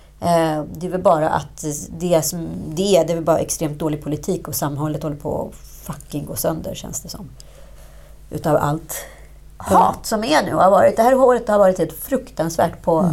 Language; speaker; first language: Swedish; native; Swedish